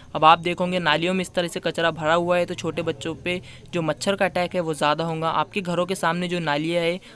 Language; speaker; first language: Hindi; non-native, local second language; Urdu